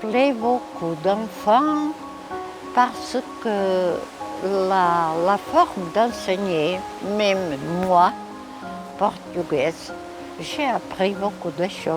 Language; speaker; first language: French; non-native, fluent; Portuguese